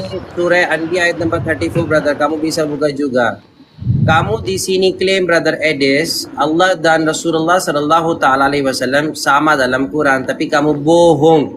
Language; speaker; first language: Indonesian; non-native, learner; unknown